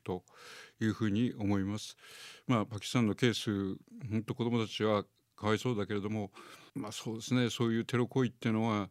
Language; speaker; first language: Japanese; native; Japanese